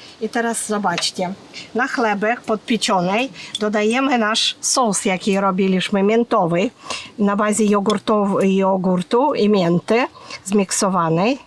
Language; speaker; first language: Polish; non-native, fluent; Ukrainian